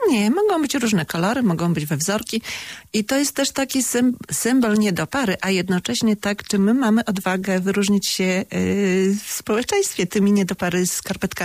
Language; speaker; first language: Polish; native; Polish